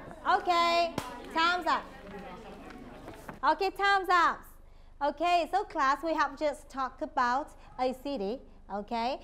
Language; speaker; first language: English; non-native, fluent; Vietnamese